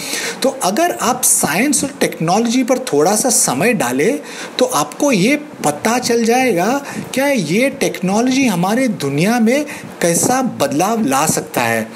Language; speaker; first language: Hindi; native; Hindi